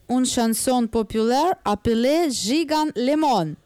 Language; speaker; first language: French; non-native, learner; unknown